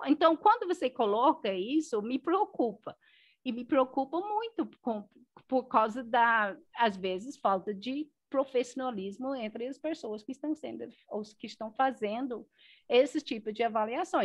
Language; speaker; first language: Portuguese; non-native, fluent; English